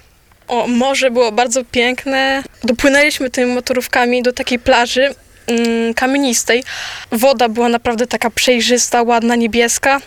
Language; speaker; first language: Polish; native; Polish